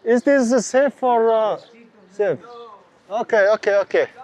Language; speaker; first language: English; non-native, learner; Mongolian